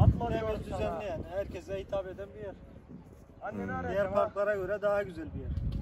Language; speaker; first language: Turkish; native; Turkish